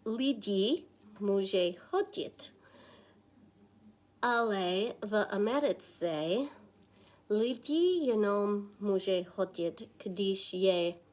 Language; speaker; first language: Czech; non-native, learner; English